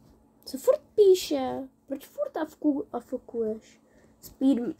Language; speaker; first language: Czech; early bilingual, other home language; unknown